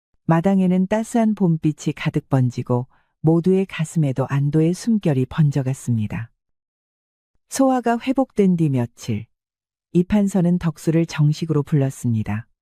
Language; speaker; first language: Korean; native; Korean